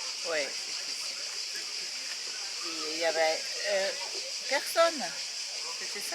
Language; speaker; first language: French; non-native, fluent; German